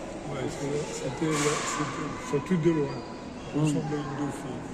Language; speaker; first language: French; non-native, fluent; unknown